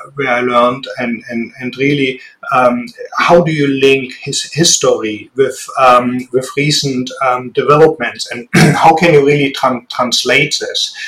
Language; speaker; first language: English; non-native, fluent; German